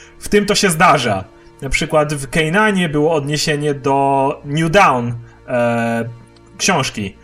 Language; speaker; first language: Polish; native; Polish